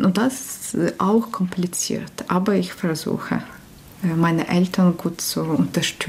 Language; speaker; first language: German; non-native, learner; Ukrainian